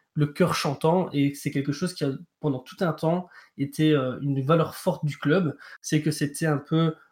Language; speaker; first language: French; native; French